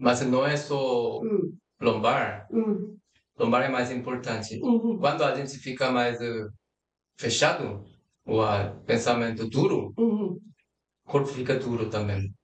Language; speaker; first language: Portuguese; non-native, fluent; Korean